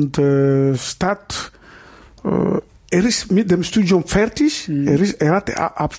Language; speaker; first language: German; non-native, learner; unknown